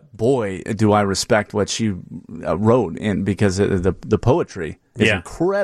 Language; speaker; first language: English; native; English